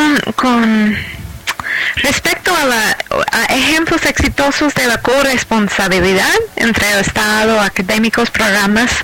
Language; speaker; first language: Spanish; non-native, fluent; English